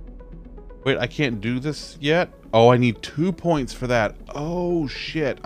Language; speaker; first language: English; native; English